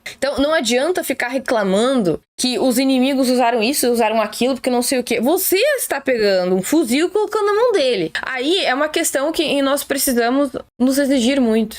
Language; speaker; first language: Portuguese; native; Portuguese